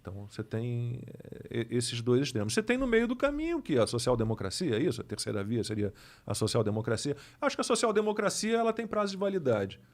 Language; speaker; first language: Portuguese; native; Portuguese